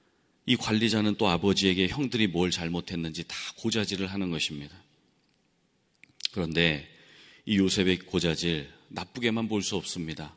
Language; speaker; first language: Korean; native; Korean